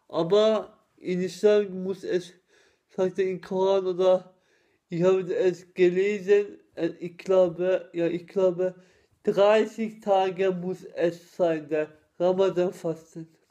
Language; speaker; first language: German; non-native, learner; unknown